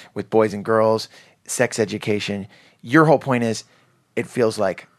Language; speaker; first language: English; native; English